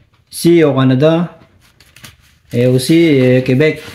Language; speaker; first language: French; non-native, learner; Filipino